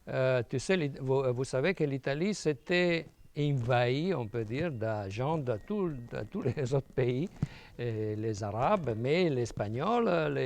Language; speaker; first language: French; non-native, fluent; Italian